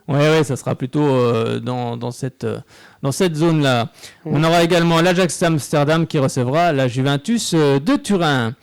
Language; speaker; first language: French; native; French